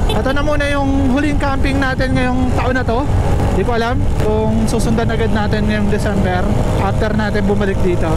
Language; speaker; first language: Filipino; non-native, local second language; Bikol